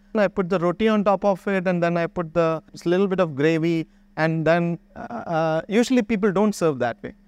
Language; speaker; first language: English; non-native, local second language; Malayalam